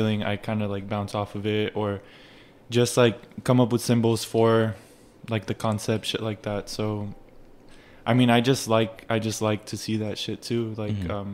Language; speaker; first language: English; early bilingual, other home language; Spanish